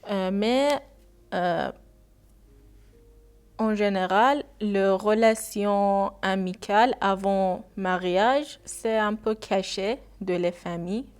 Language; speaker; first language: French; non-native, learner; Persian